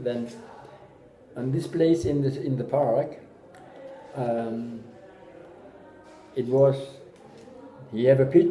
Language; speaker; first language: English; non-native, learner; German